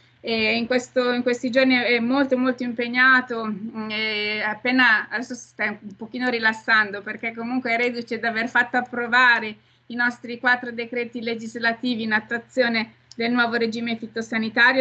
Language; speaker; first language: Italian; native; Italian